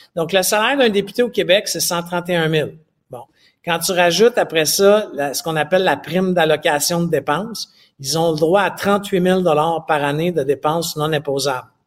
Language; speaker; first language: French; native; French